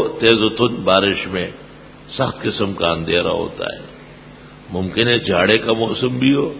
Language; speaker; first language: Urdu; non-native, local second language; Pashto